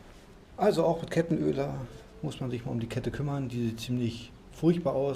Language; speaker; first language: German; native; German